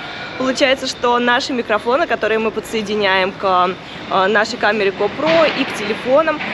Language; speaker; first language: Russian; native; Russian